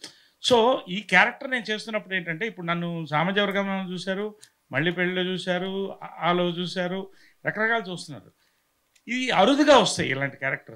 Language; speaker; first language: Telugu; native; Telugu